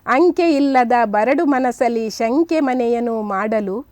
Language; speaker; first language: Kannada; native; Kannada